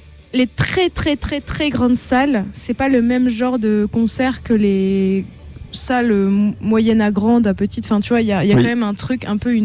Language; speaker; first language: French; native; French